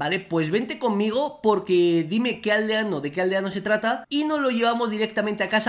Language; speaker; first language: Spanish; native; Spanish